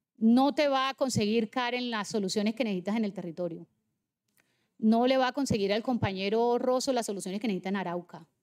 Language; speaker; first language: Spanish; native; Spanish